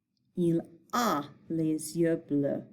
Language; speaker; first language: French; non-native, fluent; English